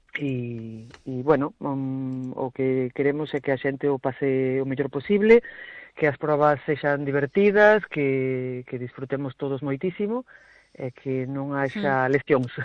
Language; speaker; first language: Galician; native; Galician